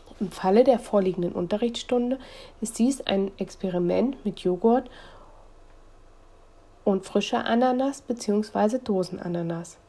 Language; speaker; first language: German; native; German